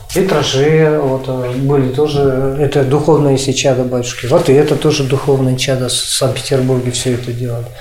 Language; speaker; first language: Russian; native; Russian